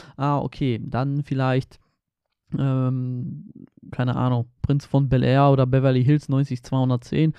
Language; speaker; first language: German; early bilingual, other home language; Polish